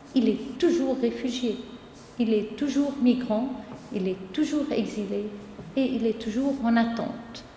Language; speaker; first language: French; non-native, local second language; Arabic